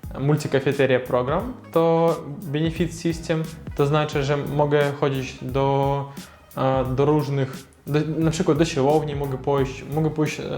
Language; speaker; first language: Polish; non-native, learner; Russian